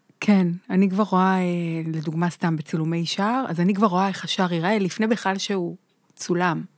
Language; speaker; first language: Hebrew; native; Hebrew